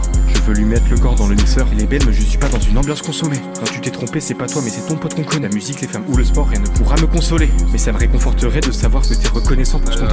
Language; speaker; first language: French; native; French